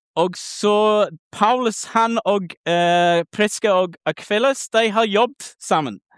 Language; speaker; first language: Norwegian; non-native, learner; English